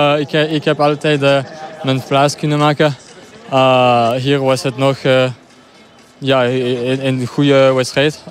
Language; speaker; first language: Dutch; non-native, local second language; French